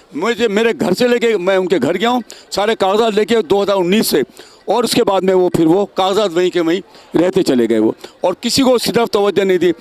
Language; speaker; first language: Urdu; native; Urdu